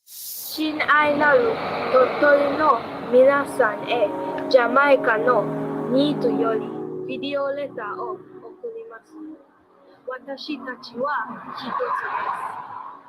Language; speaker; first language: Japanese; non-native, learner; English